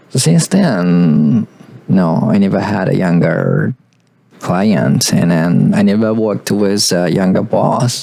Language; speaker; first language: English; non-native, learner; Japanese